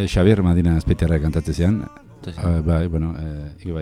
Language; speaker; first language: Basque; native; Basque